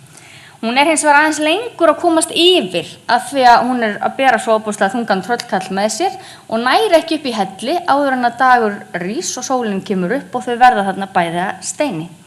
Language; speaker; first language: Icelandic; native; Icelandic